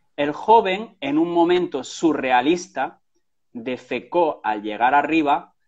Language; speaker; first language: Spanish; native; Spanish